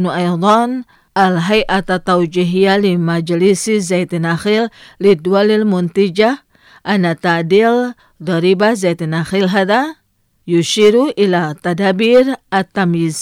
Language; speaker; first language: Arabic; non-native, fluent; Indonesian